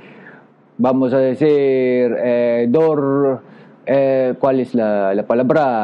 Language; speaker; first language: Spanish; non-native, learner; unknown